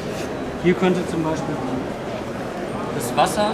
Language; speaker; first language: German; native; German